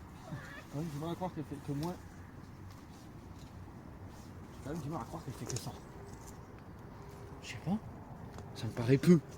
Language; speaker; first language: French; native; French